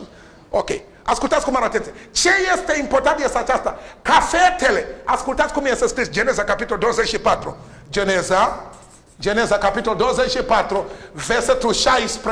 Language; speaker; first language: Romanian; non-native, learner; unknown